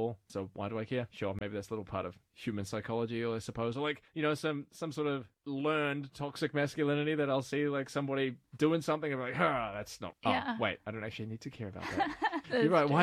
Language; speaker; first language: English; native; English